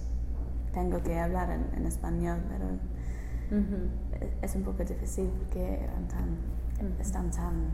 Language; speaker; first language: Spanish; non-native, learner; English